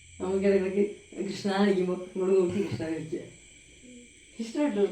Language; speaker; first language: Malayalam; native; Malayalam